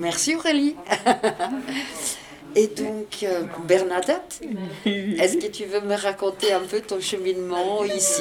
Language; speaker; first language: French; native; French